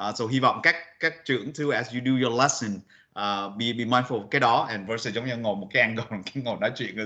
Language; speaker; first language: Vietnamese; early bilingual, heritage; Vietnamese